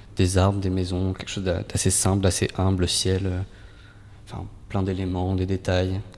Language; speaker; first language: French; native; French